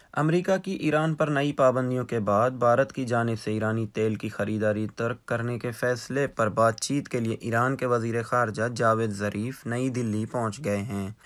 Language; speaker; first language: Urdu; non-native, local second language; Baluchi